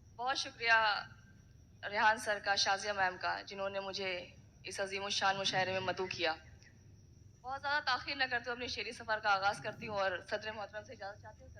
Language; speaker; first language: Urdu; native; Urdu